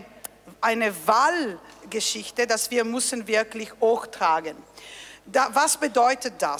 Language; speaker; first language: German; non-native, fluent; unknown